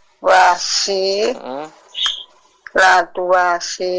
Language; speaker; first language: Arabic; non-native, learner; Indonesian